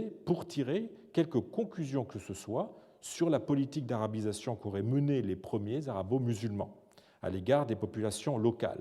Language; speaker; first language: French; native; French